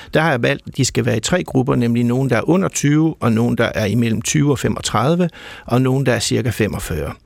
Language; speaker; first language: Danish; native; Danish